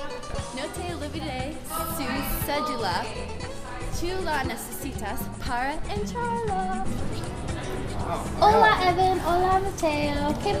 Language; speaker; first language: Spanish; non-native, learner; English